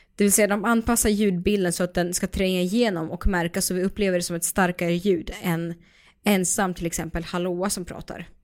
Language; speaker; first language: Swedish; early bilingual, other home language; Russian